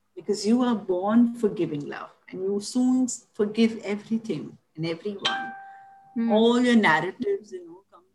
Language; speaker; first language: English; non-native, local second language; Tulu